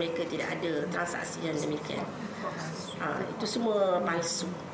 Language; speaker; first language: Malay; native; Malay